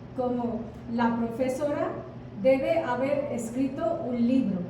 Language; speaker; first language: Spanish; non-native, fluent; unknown